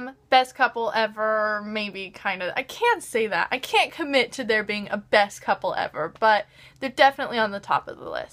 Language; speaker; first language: English; native; English